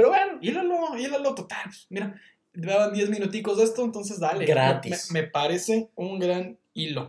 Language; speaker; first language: Spanish; native; Spanish